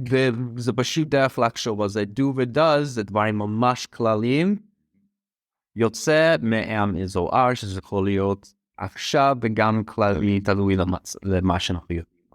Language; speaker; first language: Hebrew; non-native, fluent; English